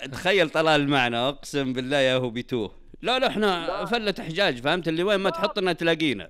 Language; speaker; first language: Arabic; native; Arabic